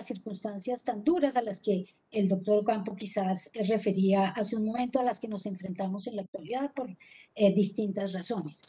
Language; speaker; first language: Spanish; native; Spanish